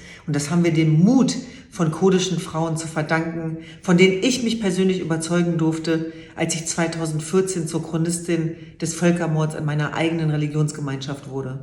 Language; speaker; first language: German; early bilingual, other home language; Kurdish